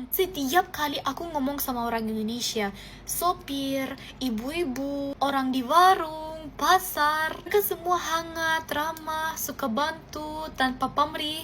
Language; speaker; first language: Indonesian; non-native, fluent; German